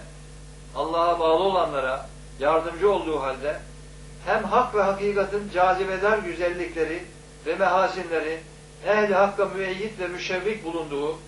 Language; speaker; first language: Turkish; native; Turkish